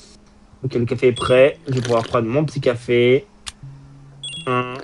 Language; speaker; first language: French; native; French